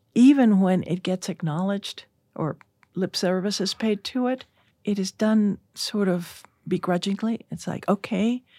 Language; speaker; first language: English; early bilingual, other home language; Spanish